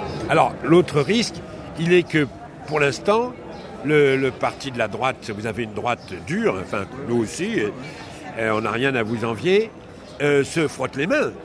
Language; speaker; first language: French; native; French